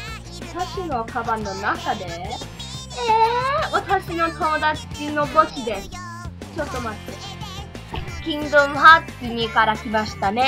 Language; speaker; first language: Japanese; non-native, learner; English